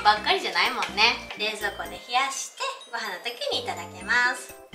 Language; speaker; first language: Japanese; native; Japanese